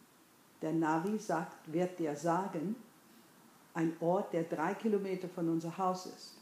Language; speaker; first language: German; non-native, fluent; English